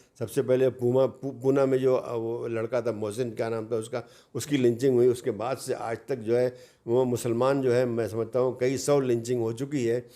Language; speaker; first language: Urdu; native; Urdu